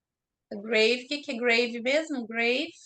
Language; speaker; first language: Portuguese; native; Portuguese